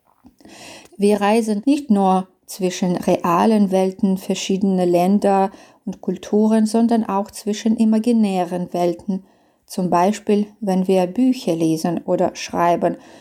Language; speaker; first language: German; non-native, fluent; Belarusian